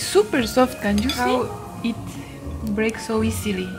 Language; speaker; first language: English; non-native, learner; Spanish